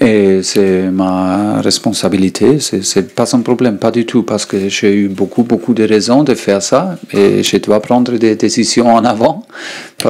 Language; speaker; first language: French; non-native, learner; German